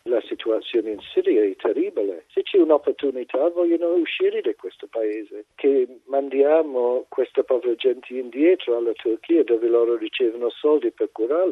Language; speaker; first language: Italian; non-native, fluent; English